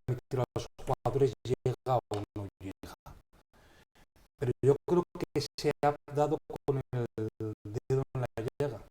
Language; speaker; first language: Spanish; native; Spanish